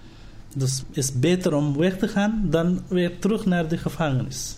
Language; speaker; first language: Dutch; non-native, learner; Nepali